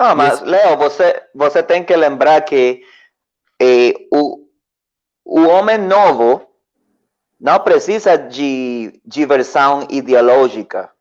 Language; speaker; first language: Portuguese; non-native, learner; Spanish